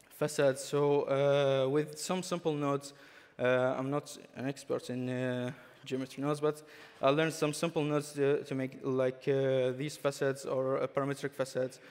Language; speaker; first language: English; non-native, fluent; Arabic